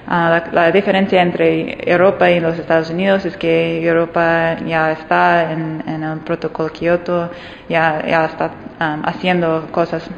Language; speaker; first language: Spanish; non-native, fluent; English